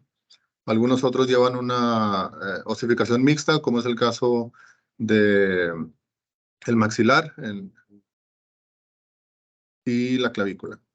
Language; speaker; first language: Spanish; native; Spanish